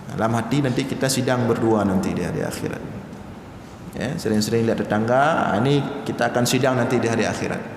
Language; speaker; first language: Malay; non-native, local second language; Achinese